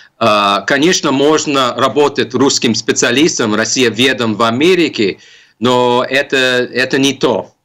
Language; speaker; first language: Russian; non-native, fluent; English